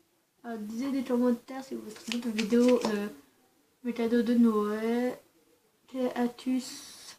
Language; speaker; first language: French; early bilingual, other home language; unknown